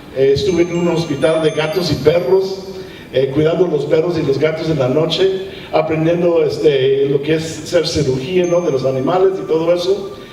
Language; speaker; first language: Spanish; early bilingual, heritage; English